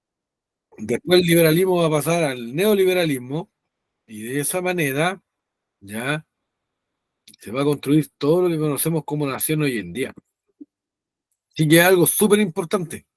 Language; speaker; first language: Spanish; native; Spanish